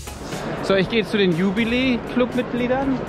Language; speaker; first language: German; native; German